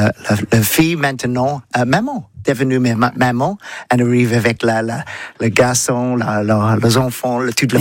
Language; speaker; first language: French; non-native, learner; English